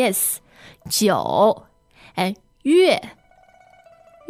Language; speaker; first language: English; non-native, fluent; Chinese